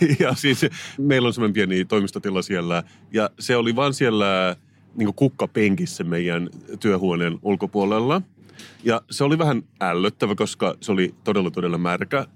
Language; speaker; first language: Finnish; non-native, local second language; Swedish